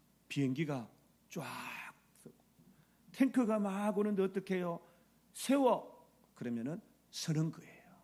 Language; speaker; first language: Korean; native; Korean